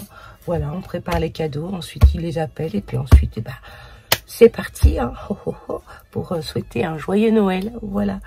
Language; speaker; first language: French; native; French